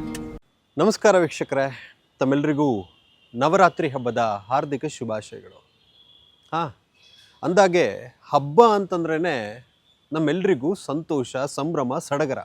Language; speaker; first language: Kannada; native; Kannada